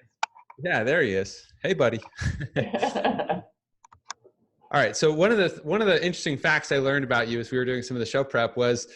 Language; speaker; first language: English; native; English